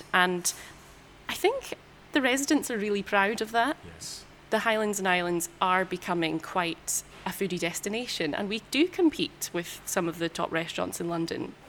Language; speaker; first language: English; native; English